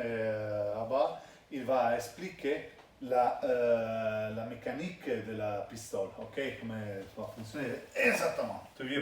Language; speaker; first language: French; non-native, learner; Italian